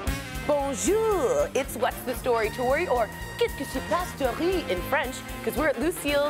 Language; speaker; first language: English; native; English